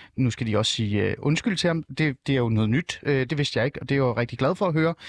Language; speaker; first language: Danish; early bilingual, other home language; Persian